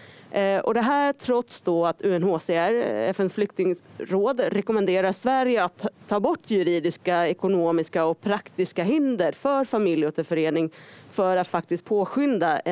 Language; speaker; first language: Swedish; native; Swedish